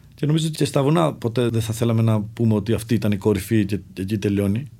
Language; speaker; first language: Greek; early bilingual, other home language; Czech